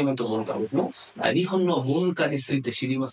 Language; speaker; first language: Japanese; non-native, fluent; Bangla